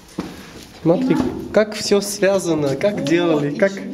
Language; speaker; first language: Russian; non-native, local second language; Armenian